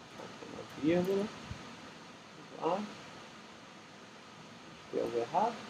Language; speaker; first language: Portuguese; native; Portuguese